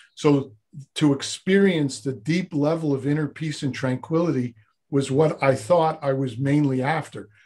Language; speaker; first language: English; native; English